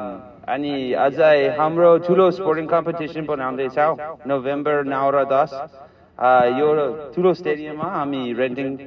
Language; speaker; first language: Nepali; non-native, learner; English